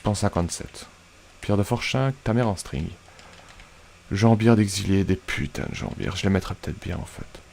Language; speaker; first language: French; native; French